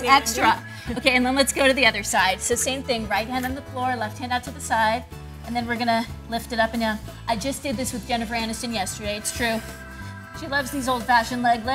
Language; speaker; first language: English; native; English